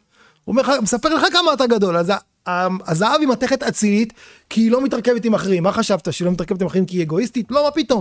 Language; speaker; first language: Hebrew; native; Hebrew